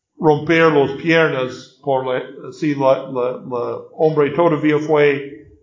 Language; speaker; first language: Spanish; non-native, learner; English